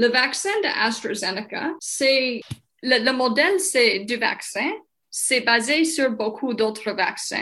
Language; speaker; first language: French; non-native, local second language; English